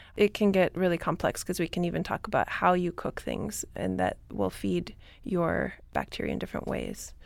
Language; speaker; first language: English; native; English